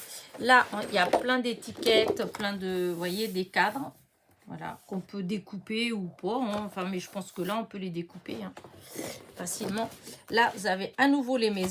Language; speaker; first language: French; native; French